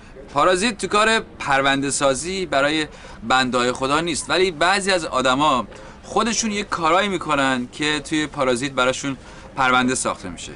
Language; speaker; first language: Persian; native; Persian